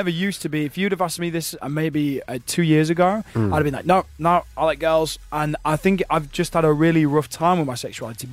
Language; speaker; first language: English; native; English